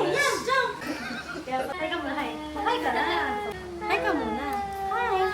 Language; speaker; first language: Filipino; native; Filipino